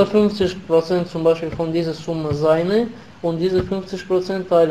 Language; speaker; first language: German; non-native, learner; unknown